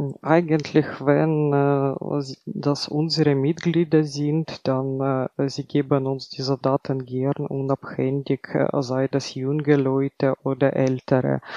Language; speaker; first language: German; non-native, fluent; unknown